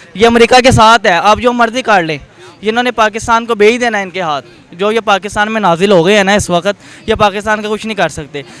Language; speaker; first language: Urdu; non-native, local second language; Punjabi